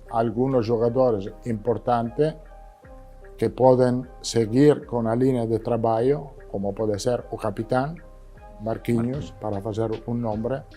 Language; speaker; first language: Portuguese; non-native, learner; Italian